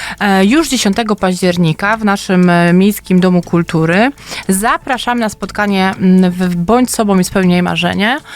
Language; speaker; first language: Polish; native; Polish